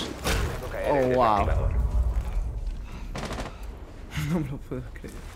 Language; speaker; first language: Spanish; native; Spanish